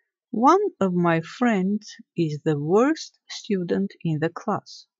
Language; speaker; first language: English; non-native, fluent; Armenian